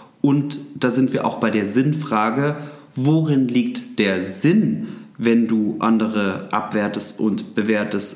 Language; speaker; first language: German; native; German